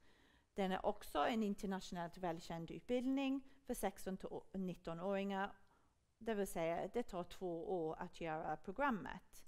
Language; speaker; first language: Swedish; non-native, fluent; English